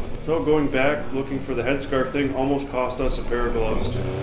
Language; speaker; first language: English; native; English